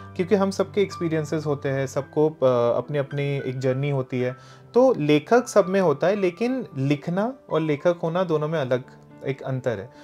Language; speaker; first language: Hindi; non-native, local second language; Bangla